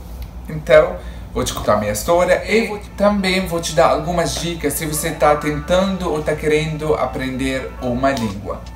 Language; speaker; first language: Portuguese; non-native, fluent; Arabic